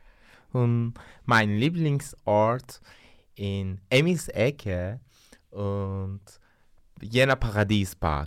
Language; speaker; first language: German; non-native, learner; Turkish